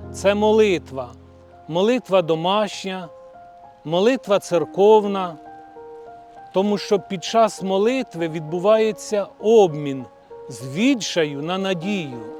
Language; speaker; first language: Ukrainian; native; Ukrainian